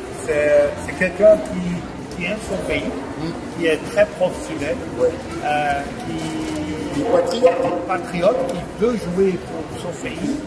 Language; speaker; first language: French; non-native, fluent; Dutch